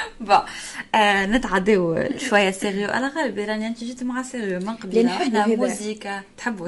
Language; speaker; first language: Arabic; native; Arabic